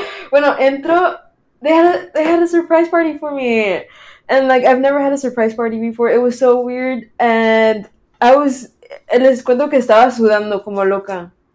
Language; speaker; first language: English; early bilingual, other home language; Spanish